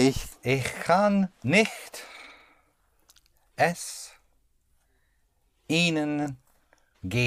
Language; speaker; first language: German; non-native, learner; English